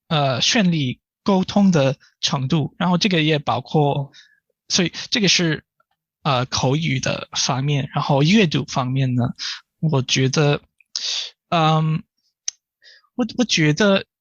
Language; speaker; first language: Chinese; non-native, fluent; English